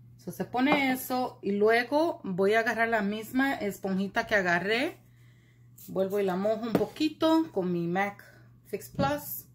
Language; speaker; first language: Spanish; early bilingual, heritage; Spanish